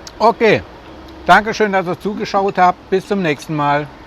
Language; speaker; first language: German; native; German